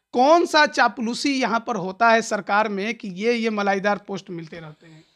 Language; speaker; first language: Hindi; native; Hindi